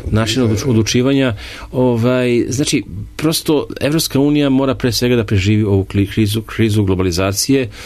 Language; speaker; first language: Serbian; native; Serbian